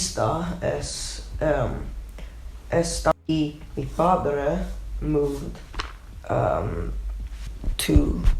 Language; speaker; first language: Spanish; non-native, learner; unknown